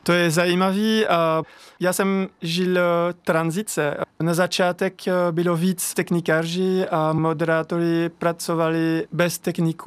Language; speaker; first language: Czech; non-native, fluent; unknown